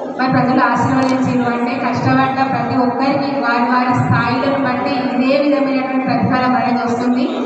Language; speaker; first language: Telugu; native; Telugu